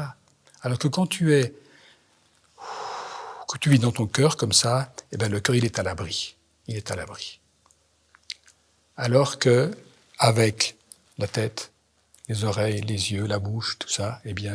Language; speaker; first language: French; native; French